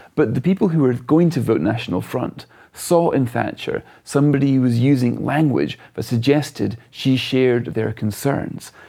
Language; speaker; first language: English; native; English